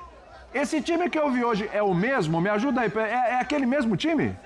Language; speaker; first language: Portuguese; native; Portuguese